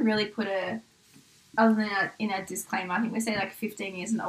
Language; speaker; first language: English; native; English